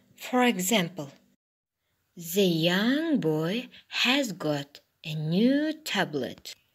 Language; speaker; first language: English; non-native, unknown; Kazakh